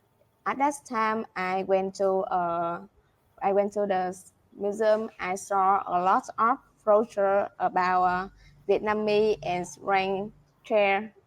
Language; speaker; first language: English; non-native, learner; Vietnamese